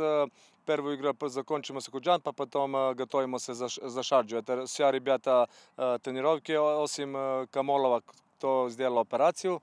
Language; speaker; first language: Russian; non-native, learner; Serbian